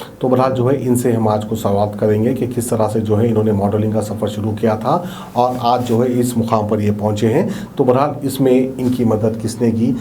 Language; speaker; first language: Hindi; non-native, local second language; Urdu